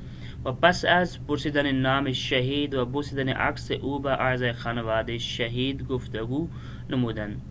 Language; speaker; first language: Persian; non-native, fluent; Urdu